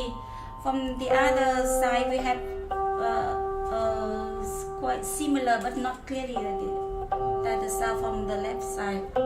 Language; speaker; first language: English; non-native, learner; Vietnamese